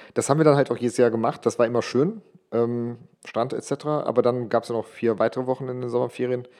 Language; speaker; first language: German; non-native, local second language; English